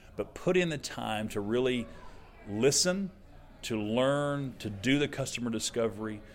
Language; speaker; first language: English; native; English